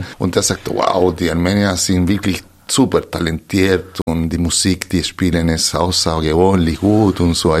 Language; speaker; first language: German; non-native, fluent; Spanish